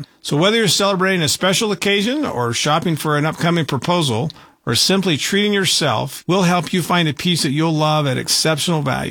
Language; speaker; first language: English; native; English